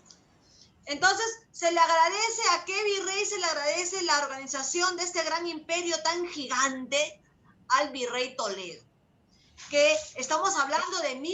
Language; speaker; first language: Spanish; native; Spanish